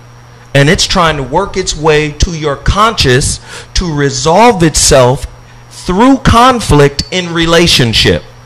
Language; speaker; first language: English; native; English